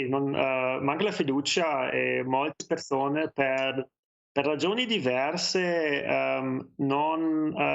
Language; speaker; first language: Italian; non-native, fluent; German